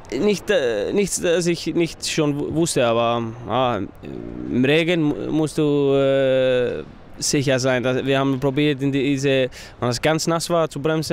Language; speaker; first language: German; non-native, fluent; Icelandic